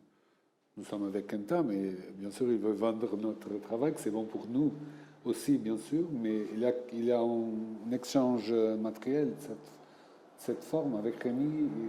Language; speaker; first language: French; non-native, fluent; Portuguese